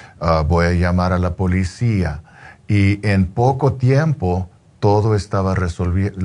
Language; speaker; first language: Spanish; early bilingual, heritage; Spanish